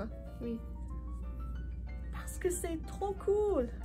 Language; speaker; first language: French; non-native, learner; English